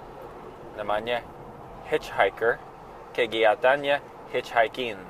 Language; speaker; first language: Indonesian; non-native, fluent; English